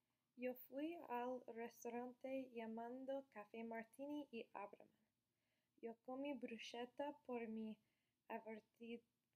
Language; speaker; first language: Spanish; non-native, learner; English